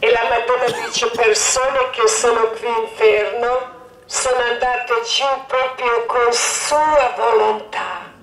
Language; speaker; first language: Italian; non-native, learner; Croatian